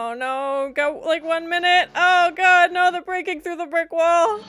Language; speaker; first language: English; native; English